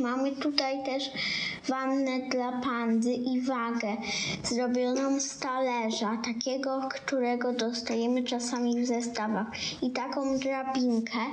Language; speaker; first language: Polish; native; Polish